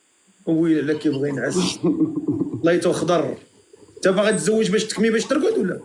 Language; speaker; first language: Arabic; native; Arabic